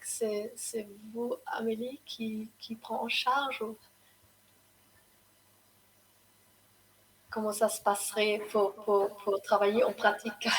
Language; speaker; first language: French; non-native, fluent; German